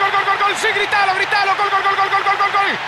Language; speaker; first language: Spanish; native; Spanish